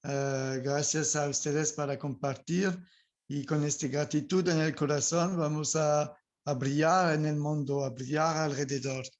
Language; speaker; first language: Spanish; non-native, learner; French